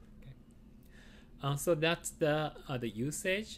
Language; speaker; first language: English; non-native, fluent; Japanese